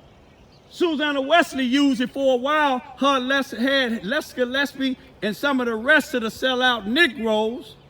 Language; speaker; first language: English; native; English